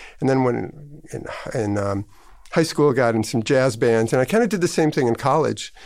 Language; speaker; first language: English; native; English